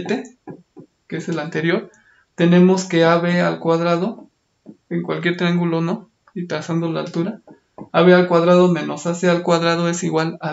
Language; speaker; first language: Spanish; native; Spanish